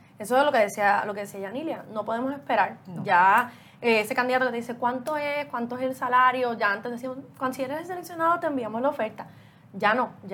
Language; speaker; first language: Spanish; native; Spanish